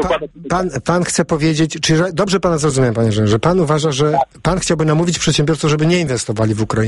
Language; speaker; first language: Polish; native; Polish